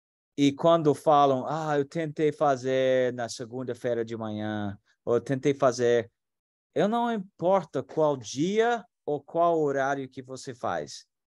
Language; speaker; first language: Portuguese; non-native, fluent; English